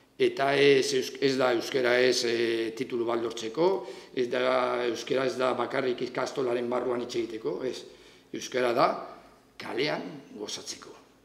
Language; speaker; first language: Basque; non-native, local second language; Spanish